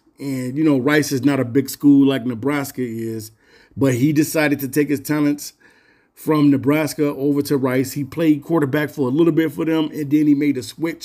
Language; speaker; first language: English; native; English